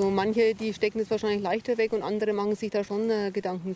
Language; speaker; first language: German; native; German